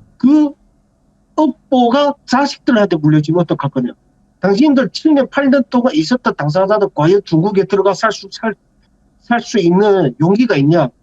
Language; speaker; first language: Korean; native; Korean